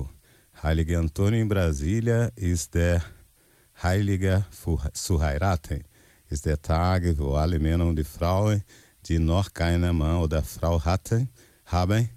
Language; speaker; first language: German; non-native, learner; Portuguese